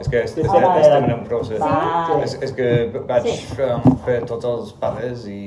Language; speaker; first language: Catalan; non-native, learner; English